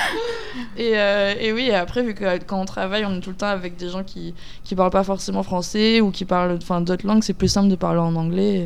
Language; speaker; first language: French; native; French